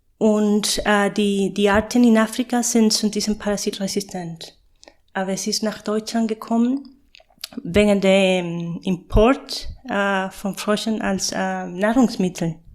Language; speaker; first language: German; non-native, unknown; Spanish